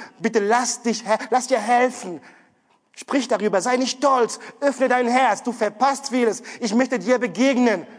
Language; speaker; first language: German; non-native, fluent; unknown